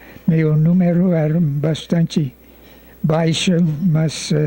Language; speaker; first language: Portuguese; non-native, fluent; English